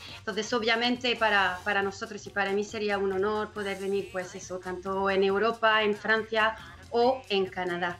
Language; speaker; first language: Spanish; non-native, fluent; French